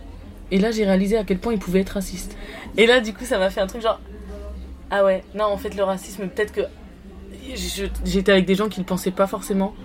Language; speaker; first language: French; native; French